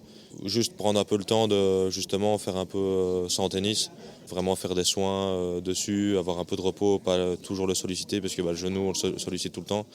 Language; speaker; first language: French; native; French